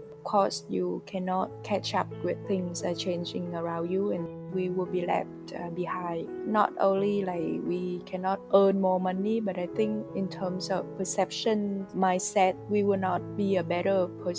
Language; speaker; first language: English; non-native, fluent; Vietnamese